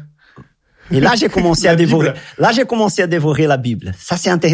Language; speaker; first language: French; non-native, fluent; Italian